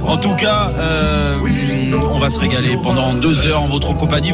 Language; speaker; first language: French; native; French